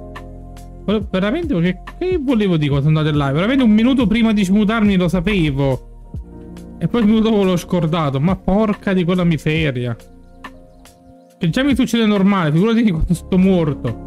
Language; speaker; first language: Italian; native; Italian